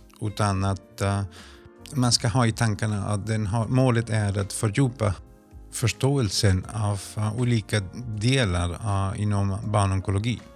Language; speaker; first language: Swedish; non-native, fluent; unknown